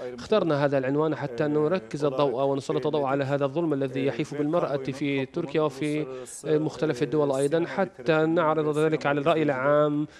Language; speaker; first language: Arabic; non-native, fluent; Turkish